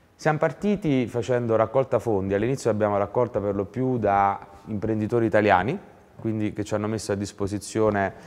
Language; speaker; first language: Italian; native; Italian